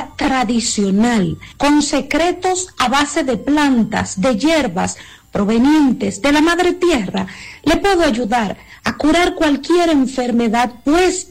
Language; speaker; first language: Spanish; native; Spanish